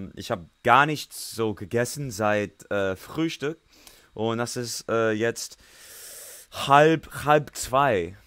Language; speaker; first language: German; non-native, learner; English